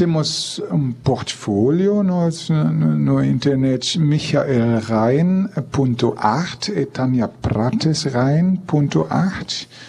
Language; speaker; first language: Portuguese; non-native, fluent; German